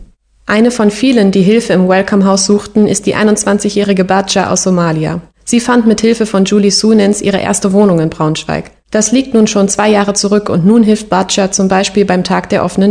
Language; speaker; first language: German; native; German